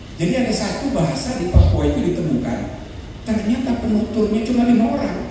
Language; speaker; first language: Indonesian; native; Indonesian